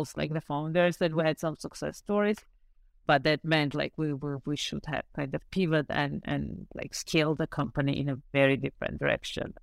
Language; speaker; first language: English; non-native, fluent; Armenian